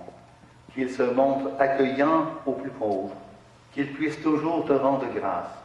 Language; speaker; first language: French; native; French